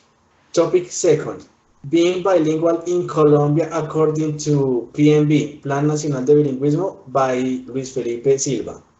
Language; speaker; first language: English; non-native, learner; Spanish